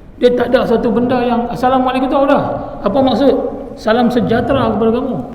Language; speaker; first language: Malay; non-native, local second language; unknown